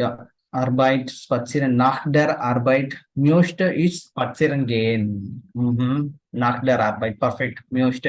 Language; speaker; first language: German; non-native, fluent; Tamil